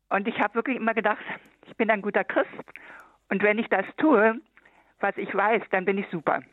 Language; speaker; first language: German; native; German